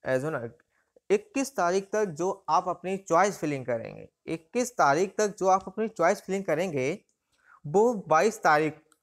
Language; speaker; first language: Hindi; native; Hindi